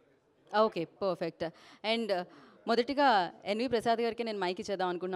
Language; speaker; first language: Telugu; native; Telugu